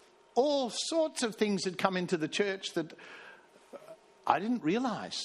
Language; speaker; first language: English; native; English